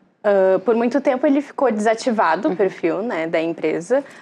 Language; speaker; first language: Portuguese; native; Portuguese